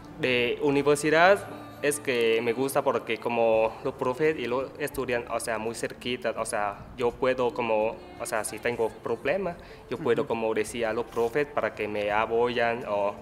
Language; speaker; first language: Spanish; non-native, learner; Vietnamese